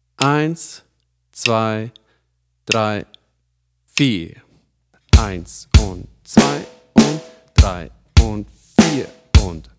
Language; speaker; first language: German; native; German